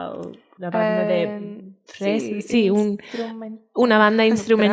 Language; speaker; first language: Spanish; non-native, fluent; Welsh